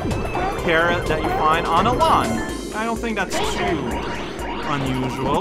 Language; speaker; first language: English; native; English